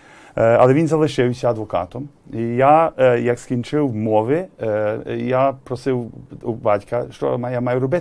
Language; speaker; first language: Ukrainian; early bilingual, heritage; English